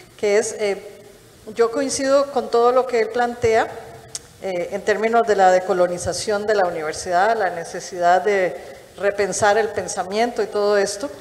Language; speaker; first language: Spanish; native; Spanish